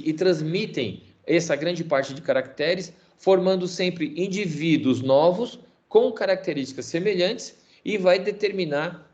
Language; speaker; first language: Portuguese; native; Portuguese